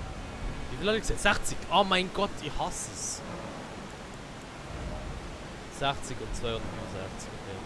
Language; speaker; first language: German; native; German